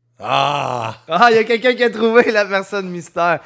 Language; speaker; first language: French; native; French